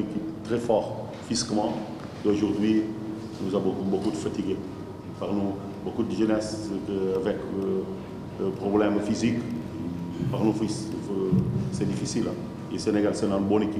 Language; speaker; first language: French; non-native, learner; Kabuverdianu